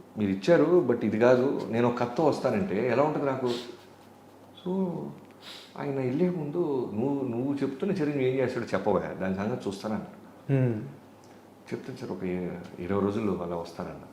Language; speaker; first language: Telugu; native; Telugu